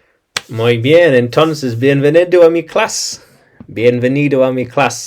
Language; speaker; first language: Spanish; non-native, learner; English